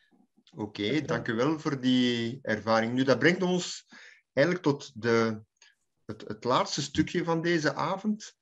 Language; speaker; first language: Dutch; native; Dutch